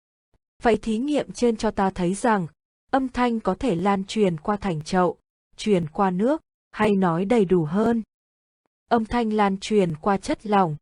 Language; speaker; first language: Vietnamese; native; Vietnamese